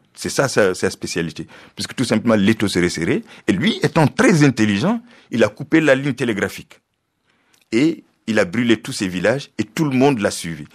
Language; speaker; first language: French; non-native, local second language; Fula